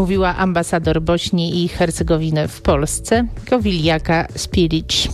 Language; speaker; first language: Polish; native; Polish